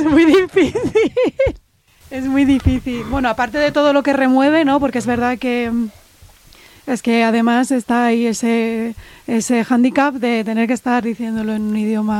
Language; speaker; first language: Spanish; native; Spanish